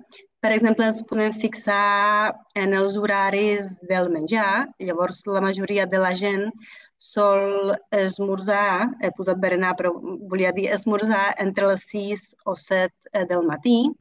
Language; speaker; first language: Catalan; non-native, fluent; Czech